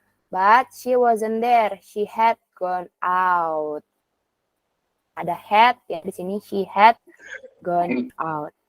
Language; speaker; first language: English; non-native, learner; Indonesian